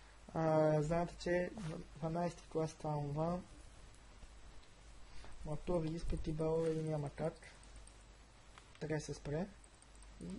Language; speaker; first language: Bulgarian; native; Bulgarian